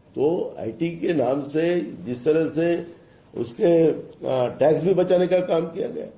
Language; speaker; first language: Hindi; non-native, local second language; Marathi